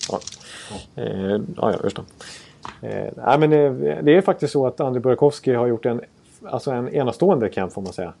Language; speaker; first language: Swedish; native; Swedish